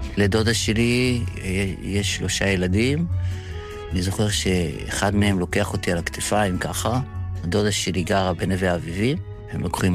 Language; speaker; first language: Hebrew; early bilingual, other home language; Yiddish